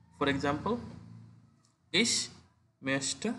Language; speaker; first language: German; non-native, learner; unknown